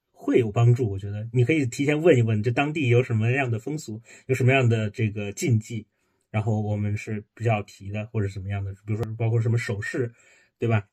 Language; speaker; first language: Chinese; native; Chinese